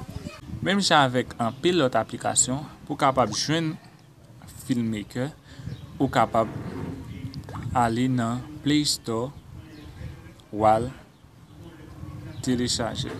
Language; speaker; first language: French; non-native, local second language; Haitian Creole